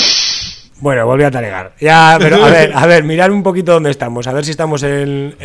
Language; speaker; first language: Spanish; native; Spanish